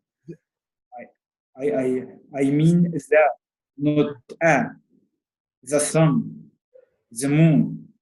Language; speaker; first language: English; non-native, learner; Arabic